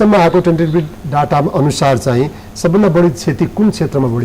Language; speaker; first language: Nepali; native; Nepali